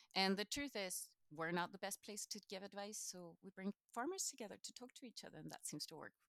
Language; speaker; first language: English; non-native, fluent; Spanish